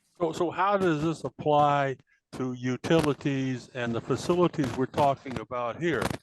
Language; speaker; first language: English; native; English